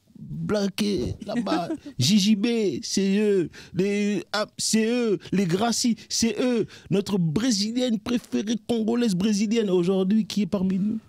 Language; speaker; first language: French; native; French